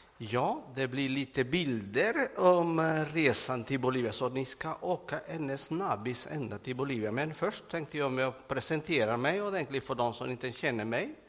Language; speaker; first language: Swedish; non-native, fluent; Spanish